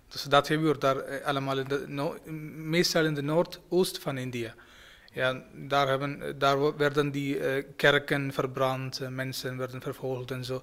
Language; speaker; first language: Dutch; non-native, fluent; Malayalam